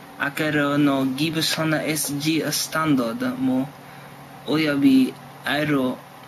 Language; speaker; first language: Japanese; non-native, learner; English